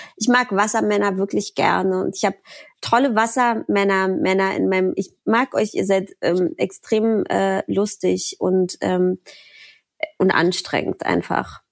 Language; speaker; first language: German; native; German